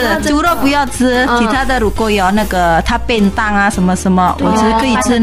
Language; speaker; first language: Chinese; non-native, learner; Indonesian